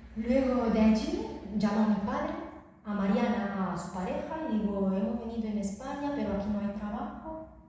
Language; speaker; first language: Spanish; non-native, fluent; Romanian